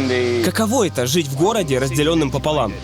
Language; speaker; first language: Russian; native; Russian